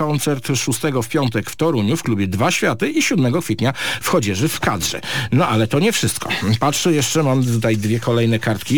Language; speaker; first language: Polish; native; Polish